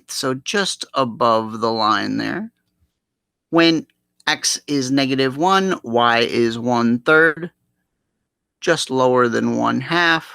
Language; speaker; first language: English; native; English